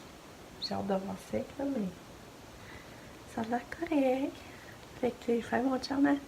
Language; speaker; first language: French; native; French